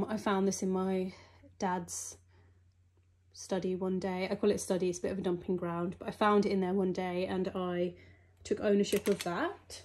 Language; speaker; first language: English; native; English